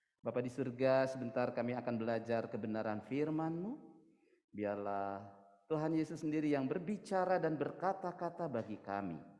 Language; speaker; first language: Indonesian; native; Indonesian